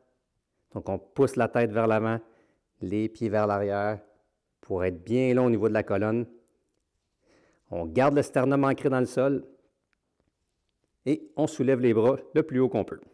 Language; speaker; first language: French; native; French